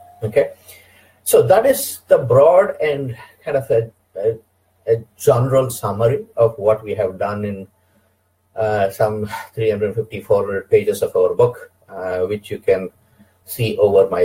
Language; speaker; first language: English; non-native, local second language; Kannada